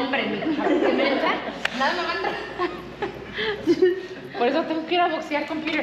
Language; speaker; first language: Spanish; early bilingual, heritage; Spanish